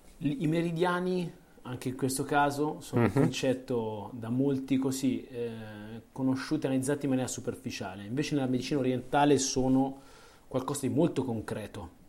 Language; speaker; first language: Italian; native; Italian